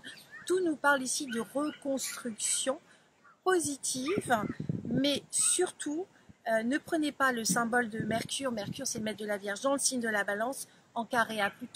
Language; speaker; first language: French; native; French